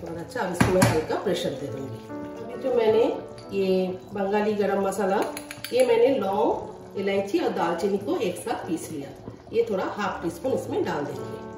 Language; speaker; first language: Hindi; non-native, local second language; Bangla